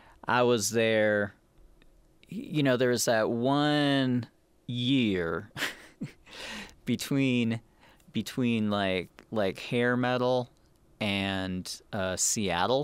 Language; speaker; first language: English; native; English